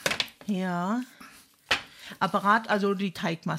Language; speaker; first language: German; native; German